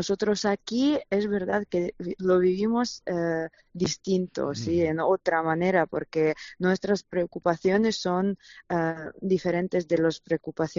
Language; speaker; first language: Spanish; non-native, fluent; Ukrainian